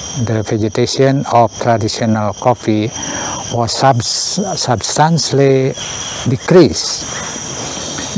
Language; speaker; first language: English; non-native, learner; Indonesian